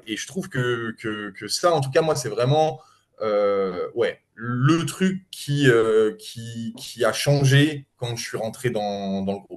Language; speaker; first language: French; native; French